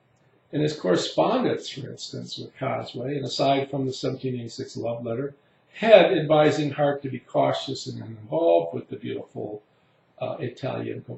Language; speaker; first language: English; native; English